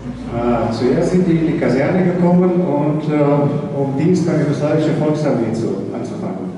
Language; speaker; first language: German; non-native, fluent; Slovenian